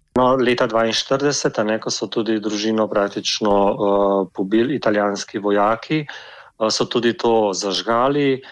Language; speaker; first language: Slovenian; native; Slovenian